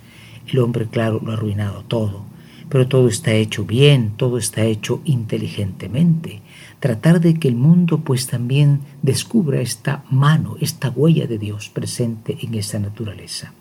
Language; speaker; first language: Spanish; native; Spanish